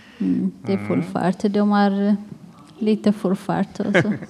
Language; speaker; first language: Swedish; non-native, learner; Tigrinya